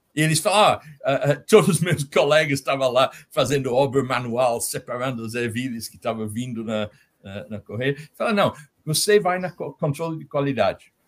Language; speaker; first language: Portuguese; non-native, fluent; English